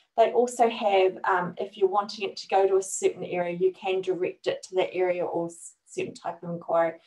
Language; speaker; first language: English; native; English